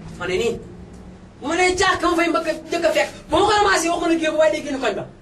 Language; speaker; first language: Wolof; non-native, local second language; Fula